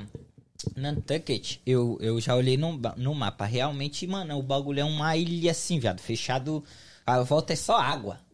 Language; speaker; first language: Portuguese; native; Portuguese